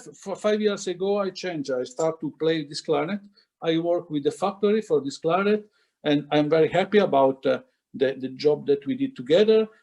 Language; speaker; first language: English; non-native, fluent; Italian